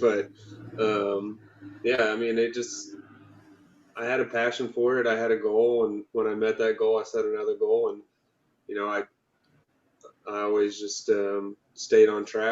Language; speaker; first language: English; native; English